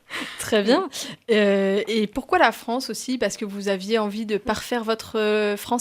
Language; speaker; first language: French; native; French